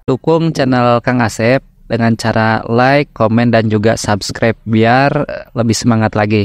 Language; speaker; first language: Indonesian; native; Indonesian